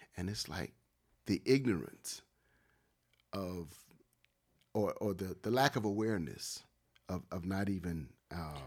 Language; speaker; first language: English; native; English